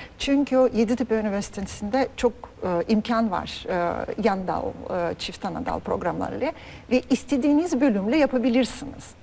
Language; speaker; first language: Turkish; non-native, fluent; Russian